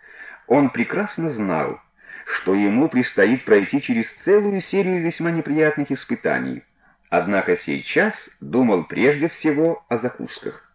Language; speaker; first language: Russian; native; Russian